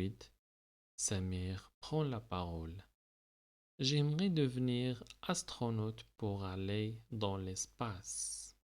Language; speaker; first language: French; non-native, local second language; Arabic